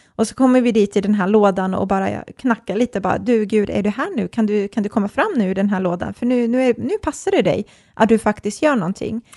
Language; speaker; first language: Swedish; early bilingual, other home language; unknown